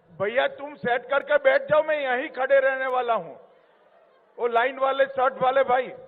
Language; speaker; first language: Hindi; non-native, local second language; Gujarati